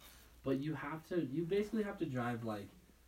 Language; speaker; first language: English; native; English